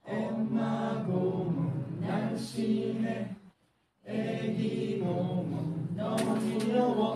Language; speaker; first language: Korean; non-native, learner; Filipino